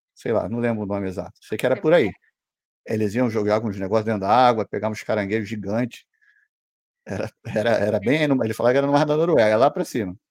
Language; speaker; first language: Portuguese; native; Portuguese